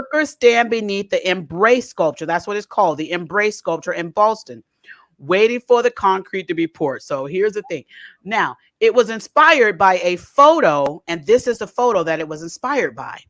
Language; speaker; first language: English; native; English